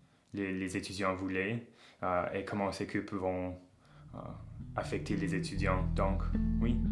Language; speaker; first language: French; non-native, local second language; English